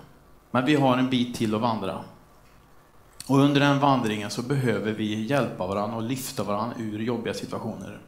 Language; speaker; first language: Swedish; native; Swedish